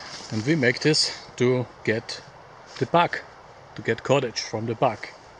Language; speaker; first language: English; non-native, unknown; German